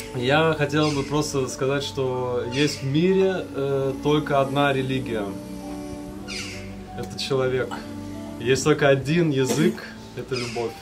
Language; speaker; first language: Russian; early bilingual, heritage; Russian